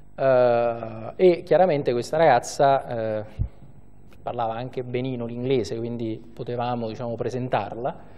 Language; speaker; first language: Italian; native; Italian